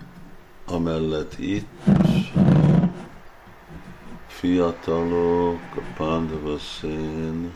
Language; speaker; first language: Hungarian; early bilingual, heritage; Hungarian